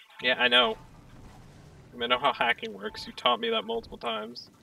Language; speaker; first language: English; native; English